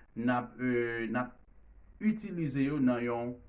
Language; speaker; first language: French; non-native, learner; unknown